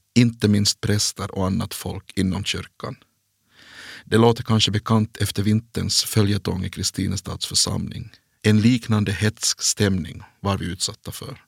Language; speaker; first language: Swedish; native; Swedish